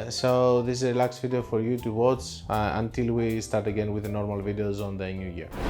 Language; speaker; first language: English; non-native, fluent; Greek